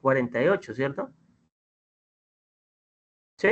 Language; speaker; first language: Spanish; native; Spanish